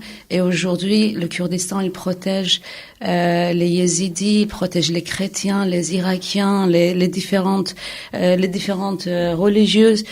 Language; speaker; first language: French; non-native, fluent; Kurdish